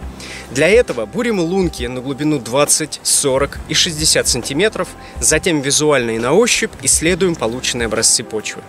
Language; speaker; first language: Russian; native; Russian